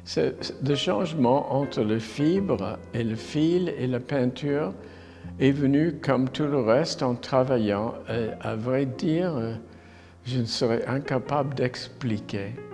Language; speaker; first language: French; non-native, fluent; English